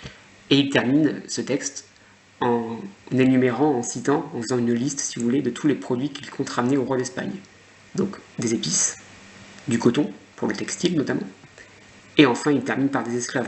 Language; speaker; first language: French; native; French